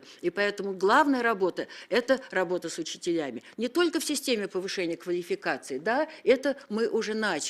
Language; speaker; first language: Russian; native; Russian